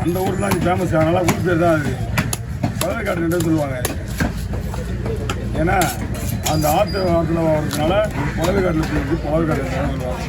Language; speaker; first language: Tamil; native; Tamil